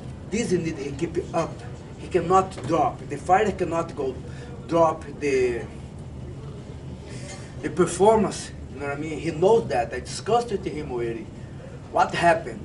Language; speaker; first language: English; non-native, fluent; Portuguese